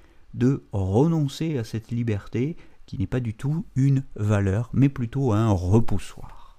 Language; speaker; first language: French; native; French